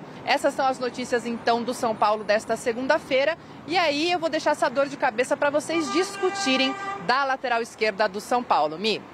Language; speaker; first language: Portuguese; native; Portuguese